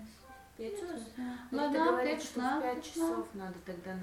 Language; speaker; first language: Russian; non-native, local second language; Latvian